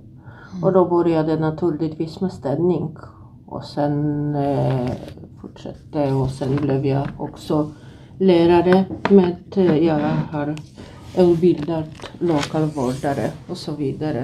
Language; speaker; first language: Swedish; non-native, fluent; Polish